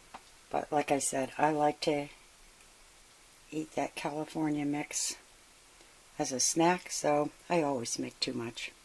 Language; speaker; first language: English; native; English